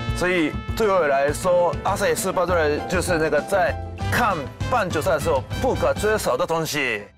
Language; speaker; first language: Chinese; non-native, fluent; Japanese